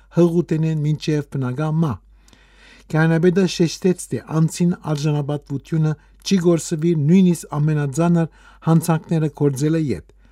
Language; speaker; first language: Armenian; early bilingual, heritage; Armenian